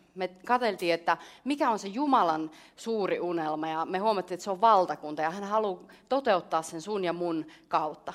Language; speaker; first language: Finnish; native; Finnish